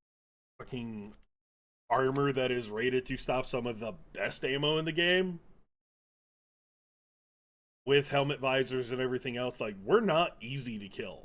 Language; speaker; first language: English; native; English